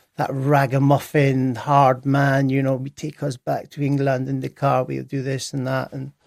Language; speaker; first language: English; native; English